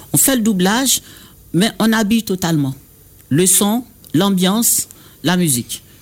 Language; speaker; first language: French; non-native, local second language; Baoulé